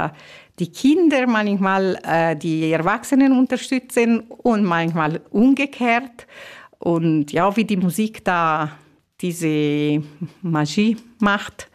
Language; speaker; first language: German; non-native, fluent; Italian